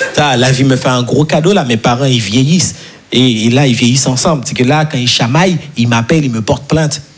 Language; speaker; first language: French; non-native, local second language; Haitian Creole